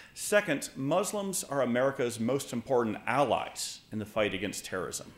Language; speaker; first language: English; native; English